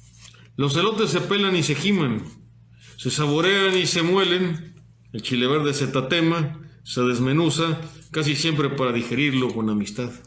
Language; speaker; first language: Spanish; native; Spanish